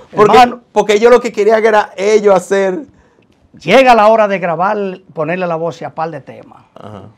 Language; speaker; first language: Spanish; native; Spanish